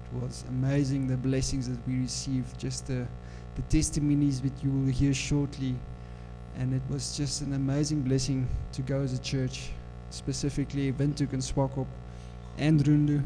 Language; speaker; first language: English; non-native, local second language; Afrikaans